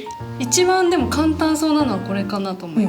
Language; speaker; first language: Japanese; native; Japanese